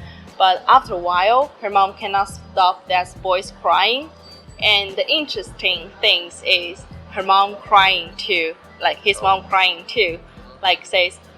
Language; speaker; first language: English; non-native, learner; Chinese